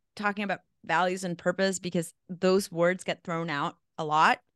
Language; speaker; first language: English; non-native, fluent; Spanish